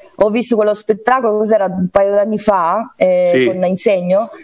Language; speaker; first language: Italian; native; Italian